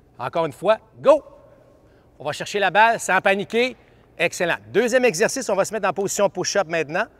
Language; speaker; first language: French; native; French